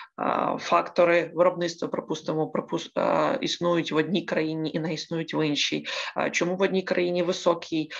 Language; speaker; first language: Ukrainian; native; Ukrainian